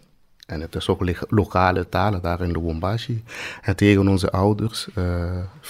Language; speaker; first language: Dutch; non-native, fluent; Swahili